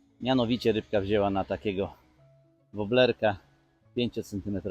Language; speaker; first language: Polish; native; Polish